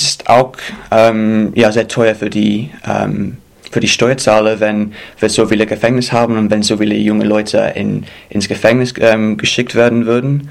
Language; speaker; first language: German; non-native, fluent; English